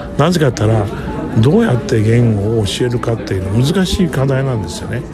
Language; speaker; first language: Japanese; native; Japanese